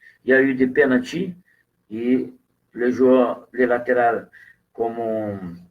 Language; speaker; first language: French; non-native, fluent; Portuguese